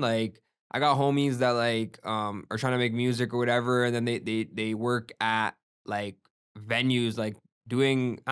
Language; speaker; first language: English; early bilingual, other home language; Gujarati